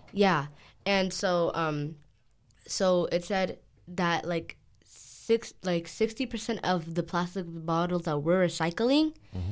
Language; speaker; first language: English; native; English